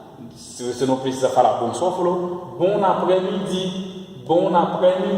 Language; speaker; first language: Portuguese; non-native, fluent; Haitian Creole